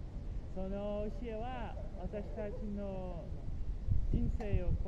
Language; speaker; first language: Japanese; non-native, fluent; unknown